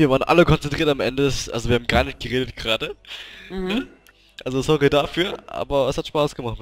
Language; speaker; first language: German; native; German